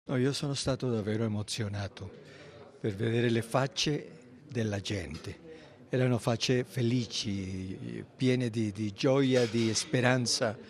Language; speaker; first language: Italian; non-native, fluent; Spanish